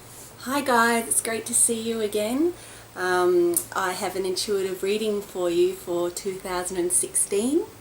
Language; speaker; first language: English; native; English